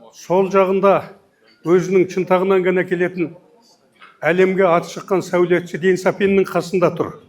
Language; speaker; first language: Kazakh; early bilingual, heritage; Kazakh